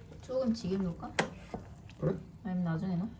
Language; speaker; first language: Korean; non-native, fluent; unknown